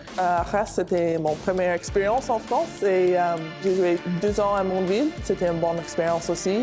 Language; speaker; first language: French; non-native, learner; English